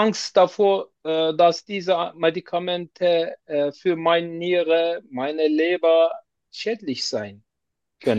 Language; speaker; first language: German; non-native, learner; Turkish